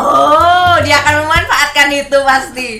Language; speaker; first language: Indonesian; native; Indonesian